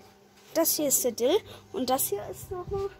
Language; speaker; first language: German; native; German